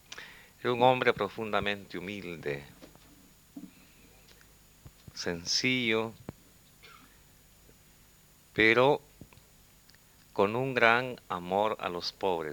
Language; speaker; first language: Spanish; native; Spanish